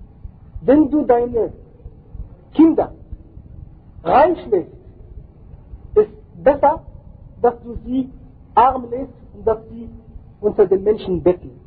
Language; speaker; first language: German; non-native, fluent; Arabic